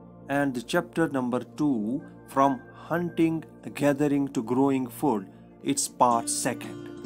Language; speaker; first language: English; non-native, local second language; Kashmiri